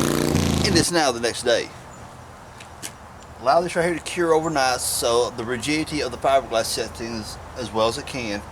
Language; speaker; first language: English; native; English